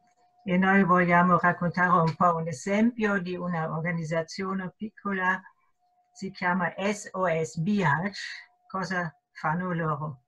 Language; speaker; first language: Italian; non-native, fluent; German